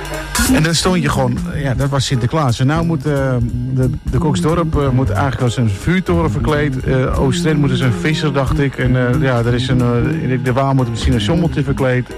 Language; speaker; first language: Dutch; native; Dutch